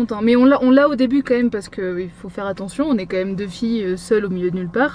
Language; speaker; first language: French; native; French